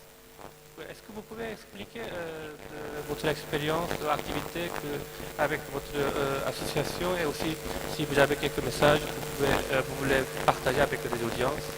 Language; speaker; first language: French; non-native, fluent; Korean